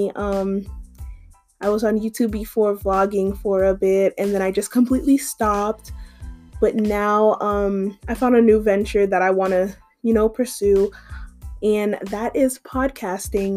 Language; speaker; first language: English; native; English